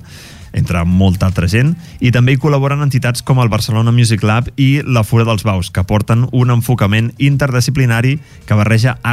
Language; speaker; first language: Catalan; native; Catalan